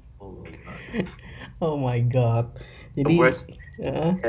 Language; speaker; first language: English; non-native, learner; Indonesian